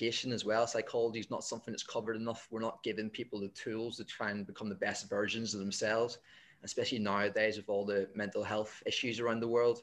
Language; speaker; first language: English; native; English